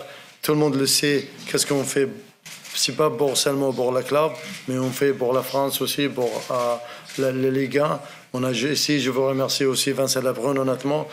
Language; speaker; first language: French; non-native, learner; Arabic